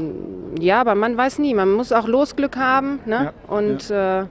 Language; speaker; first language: German; native; German